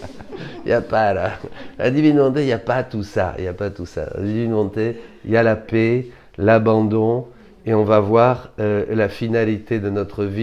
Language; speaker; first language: French; native; French